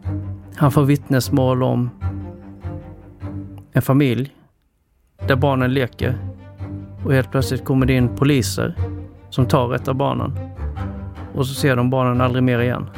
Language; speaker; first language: Swedish; early bilingual, other home language; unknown